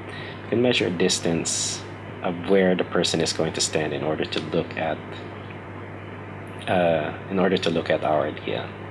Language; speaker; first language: English; native; English